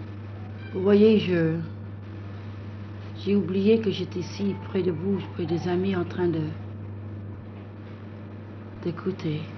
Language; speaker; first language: French; non-native, fluent; English